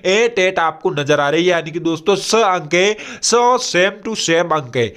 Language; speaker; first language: Hindi; non-native, local second language; Gujarati